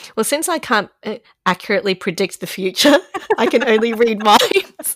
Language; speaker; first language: English; native; English